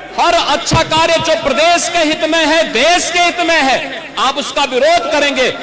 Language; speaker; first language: Hindi; native; Hindi